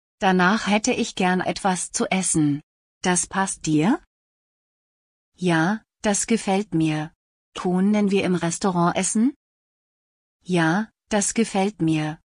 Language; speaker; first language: German; non-native, fluent; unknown